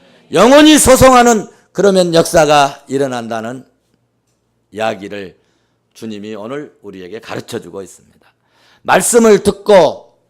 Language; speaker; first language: Korean; native; Korean